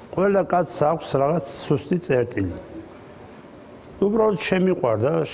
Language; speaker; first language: Georgian; non-native, local second language; Azerbaijani